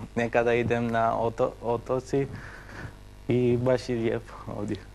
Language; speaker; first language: Bosnian; non-native, learner; Turkish